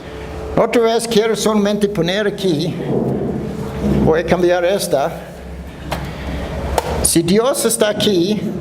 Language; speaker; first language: Spanish; non-native, fluent; English